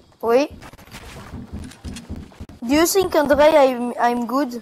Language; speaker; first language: English; non-native, learner; French